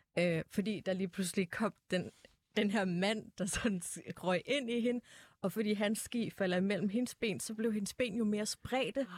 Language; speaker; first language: Danish; native; Danish